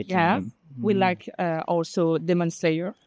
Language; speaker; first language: English; non-native, learner; French